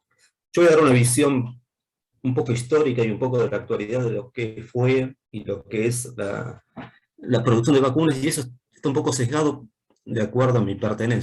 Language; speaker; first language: Spanish; native; Spanish